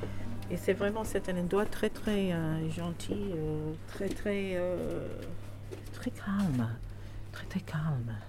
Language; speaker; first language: French; non-native, fluent; English